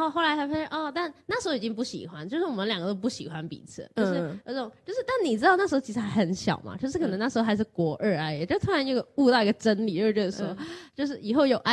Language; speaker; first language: Chinese; native; Chinese